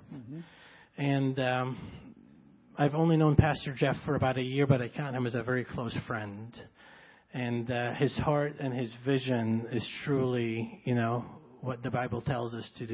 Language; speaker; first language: English; non-native, fluent; Arabic